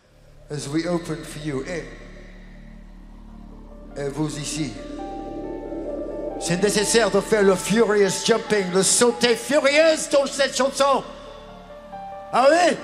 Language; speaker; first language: French; non-native, learner; English